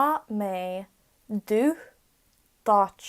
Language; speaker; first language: Irish; non-native, learner; English